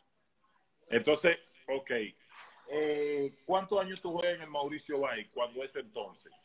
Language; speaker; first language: Spanish; native; Spanish